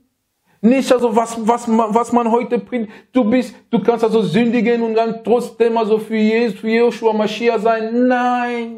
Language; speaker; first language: German; non-native, fluent; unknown